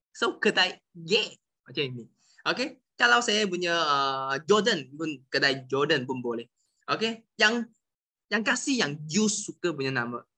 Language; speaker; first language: Malay; non-native, local second language; Chinese